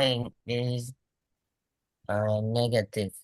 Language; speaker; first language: English; non-native, learner; Vietnamese